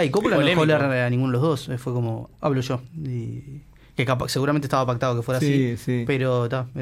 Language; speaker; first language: Spanish; native; Spanish